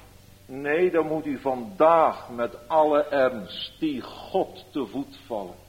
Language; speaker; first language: Dutch; native; Dutch